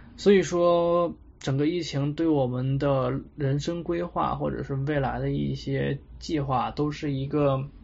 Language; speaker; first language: Chinese; native; Chinese